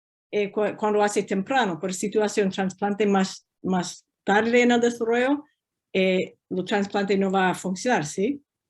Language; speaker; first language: Spanish; non-native, fluent; English